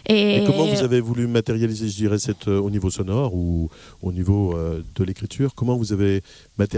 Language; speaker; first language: French; native; French